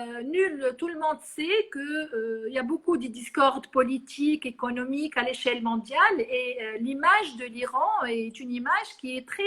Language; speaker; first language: French; non-native, local second language; Arabic